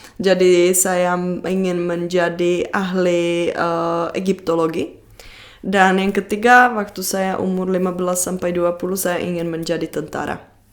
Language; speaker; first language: Indonesian; non-native, fluent; Czech